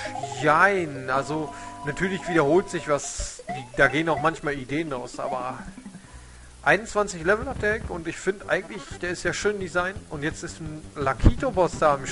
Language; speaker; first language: German; native; German